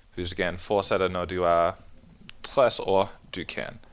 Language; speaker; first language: Danish; non-native, learner; English